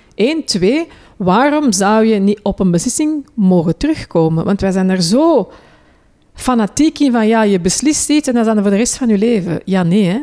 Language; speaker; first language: Dutch; early bilingual, other home language; Hindi